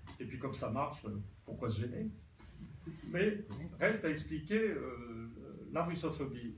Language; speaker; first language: French; native; French